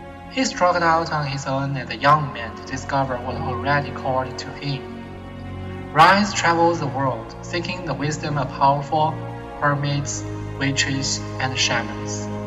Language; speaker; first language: English; non-native, learner; Chinese